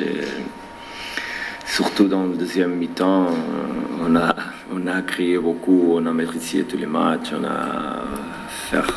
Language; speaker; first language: French; non-native, learner; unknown